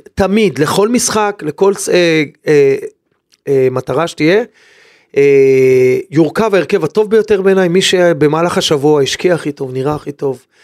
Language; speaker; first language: Hebrew; native; Hebrew